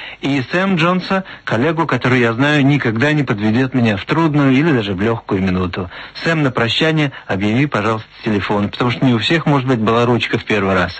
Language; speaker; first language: Russian; native; Russian